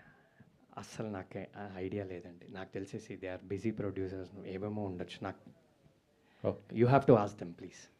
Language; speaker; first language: Telugu; native; Telugu